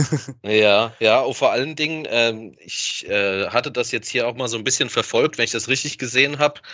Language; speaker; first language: German; native; German